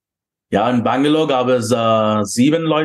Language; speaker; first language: German; non-native, fluent; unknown